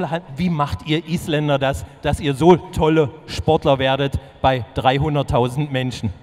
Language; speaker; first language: German; native; German